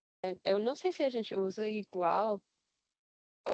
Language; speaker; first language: Portuguese; non-native, learner; Spanish